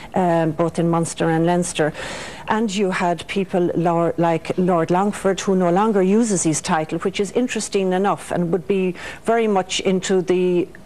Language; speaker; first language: English; native; English